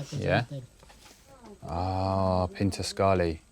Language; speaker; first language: Indonesian; non-native, learner; English